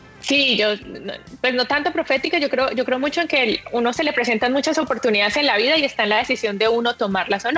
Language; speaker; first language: Spanish; native; Spanish